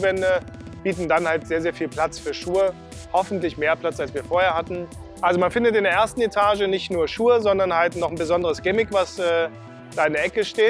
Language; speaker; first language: German; native; German